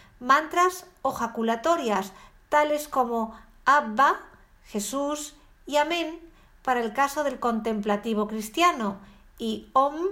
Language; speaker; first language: Spanish; native; Spanish